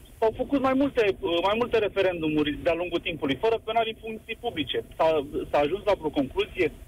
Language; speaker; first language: Romanian; native; Romanian